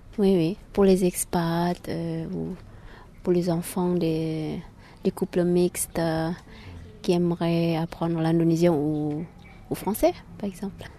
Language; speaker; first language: French; non-native, fluent; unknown